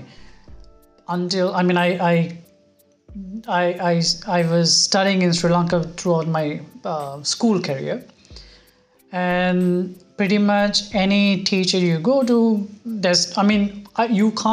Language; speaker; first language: English; non-native, local second language; Sinhala